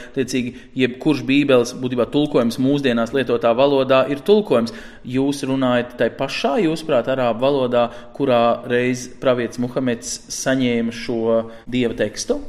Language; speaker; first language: Latvian; native; Latvian